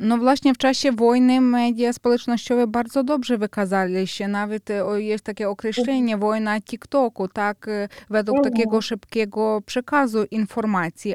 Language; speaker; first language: Polish; non-native, fluent; Ukrainian